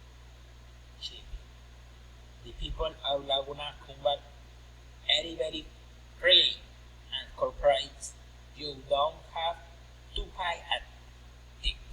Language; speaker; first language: English; non-native, learner; Spanish